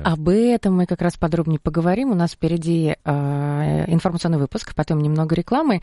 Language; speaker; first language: Russian; native; Russian